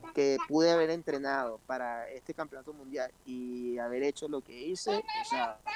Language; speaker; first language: Spanish; native; Spanish